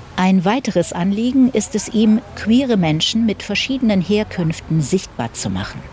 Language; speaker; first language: German; native; German